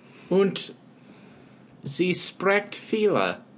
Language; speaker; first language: German; non-native, learner; English